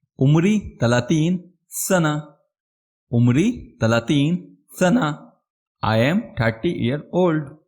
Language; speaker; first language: Hindi; native; Hindi